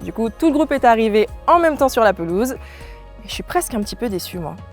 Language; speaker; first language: French; native; French